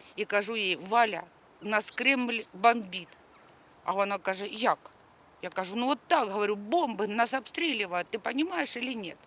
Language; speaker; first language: Ukrainian; non-native, local second language; Russian